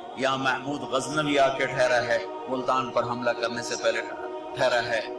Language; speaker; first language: Urdu; non-native, local second language; Punjabi